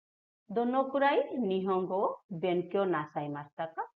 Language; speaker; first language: Japanese; non-native, fluent; Hindi